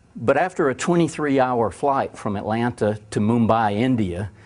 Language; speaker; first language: English; native; English